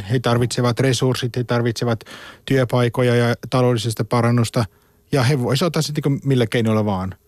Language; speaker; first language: Finnish; non-native, fluent; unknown